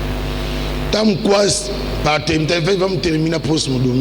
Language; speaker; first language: Portuguese; non-native, learner; Lingala